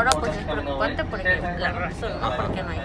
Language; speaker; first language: Spanish; native; Spanish